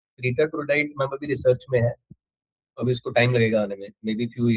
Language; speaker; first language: Hindi; native; Hindi